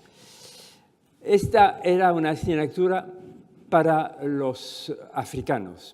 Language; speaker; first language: Spanish; non-native, fluent; French